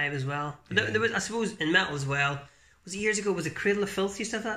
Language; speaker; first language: English; native; English